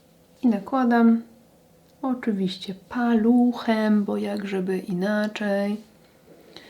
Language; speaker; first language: Polish; native; Polish